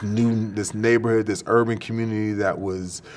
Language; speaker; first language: English; native; English